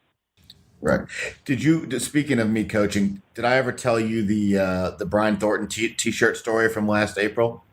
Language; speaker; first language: English; native; English